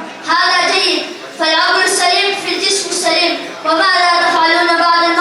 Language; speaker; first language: Arabic; non-native, learner; Urdu